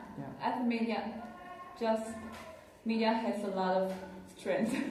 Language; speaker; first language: English; non-native, learner; Chinese